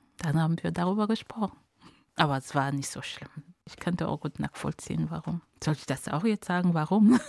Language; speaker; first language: German; non-native, fluent; Ghomala